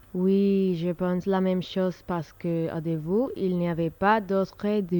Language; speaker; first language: French; non-native, learner; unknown